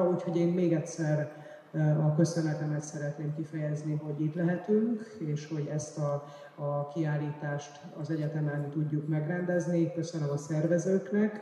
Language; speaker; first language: Hungarian; native; Hungarian